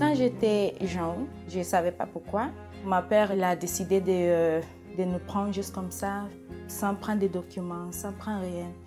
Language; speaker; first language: French; non-native, fluent; Swahili